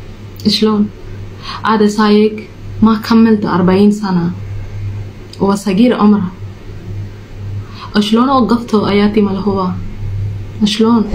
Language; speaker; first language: Arabic; non-native, learner; Telugu